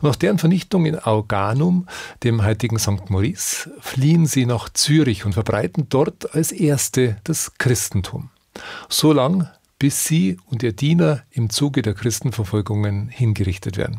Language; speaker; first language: German; native; German